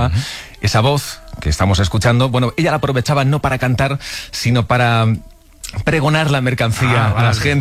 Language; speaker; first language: Spanish; native; Spanish